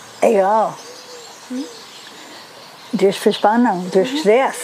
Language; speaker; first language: German; non-native, learner; Dutch